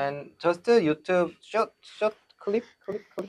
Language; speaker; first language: English; non-native, learner; Korean